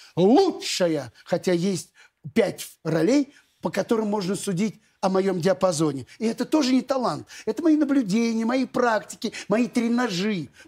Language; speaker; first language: Russian; native; Russian